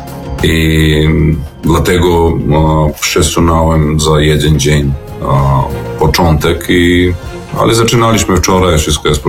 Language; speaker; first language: Polish; non-native, fluent; Serbian